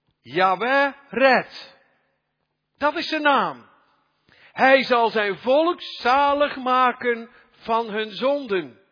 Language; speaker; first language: Dutch; native; Dutch